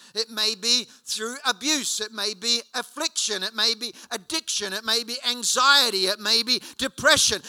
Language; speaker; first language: English; native; English